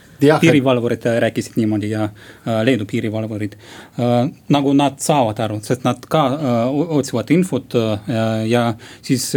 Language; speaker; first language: Estonian; non-native, local second language; Russian